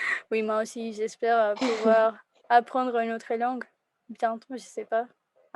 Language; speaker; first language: French; non-native, fluent; Spanish